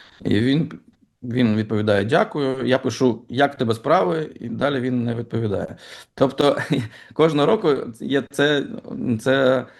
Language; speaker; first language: Ukrainian; non-native, local second language; Russian